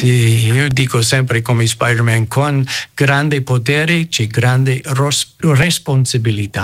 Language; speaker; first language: Italian; non-native, fluent; English